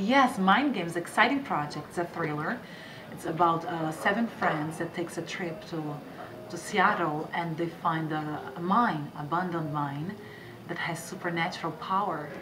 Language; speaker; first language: English; non-native, fluent; Portuguese